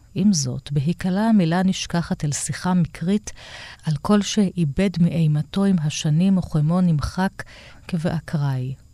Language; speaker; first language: Hebrew; native; Hebrew